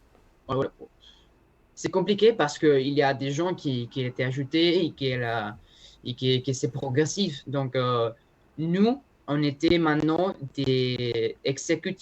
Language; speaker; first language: French; non-native, learner; Spanish